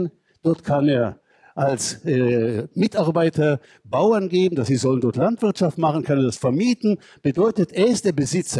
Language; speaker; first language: German; non-native, fluent; Hebrew